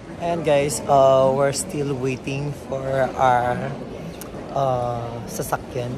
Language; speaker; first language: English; non-native, learner; Filipino